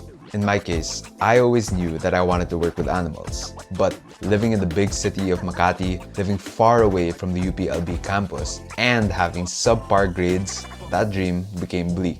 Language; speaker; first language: English; non-native, local second language; Filipino